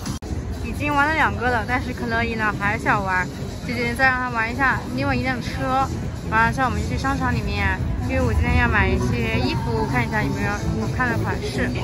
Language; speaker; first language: Chinese; non-native, fluent; French